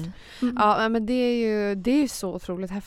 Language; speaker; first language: Swedish; native; Swedish